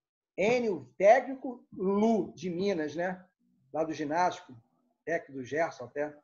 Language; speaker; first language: Portuguese; native; Portuguese